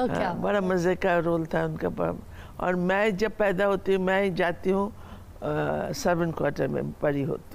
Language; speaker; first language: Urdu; non-native, fluent; Bangla